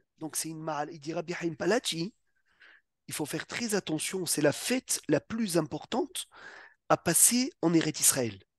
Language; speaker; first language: French; native; French